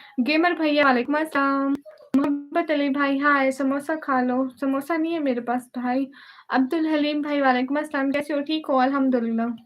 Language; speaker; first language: Urdu; non-native, local second language; Punjabi